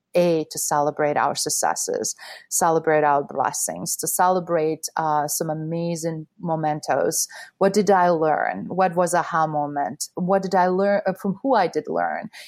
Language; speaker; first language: English; non-native, fluent; Bosnian